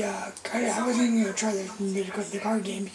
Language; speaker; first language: English; native; English